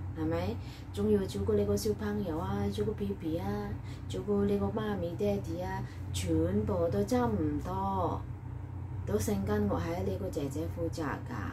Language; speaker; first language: Cantonese; non-native, learner; Indonesian